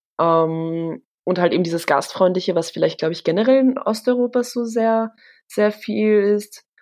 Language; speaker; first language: German; early bilingual, other home language; Polish